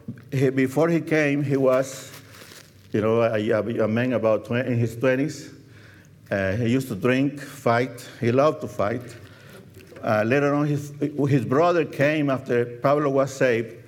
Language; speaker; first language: English; non-native, fluent; Spanish